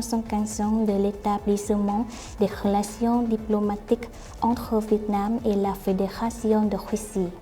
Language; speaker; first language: French; non-native, fluent; Vietnamese